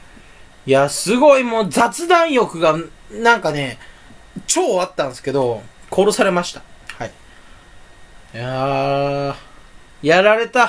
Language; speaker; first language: Japanese; native; Japanese